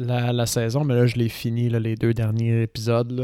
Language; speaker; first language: French; native; French